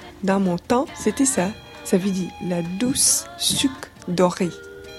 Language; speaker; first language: French; non-native, fluent; English